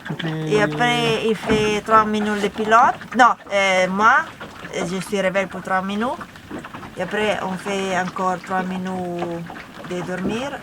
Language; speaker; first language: French; non-native, learner; Italian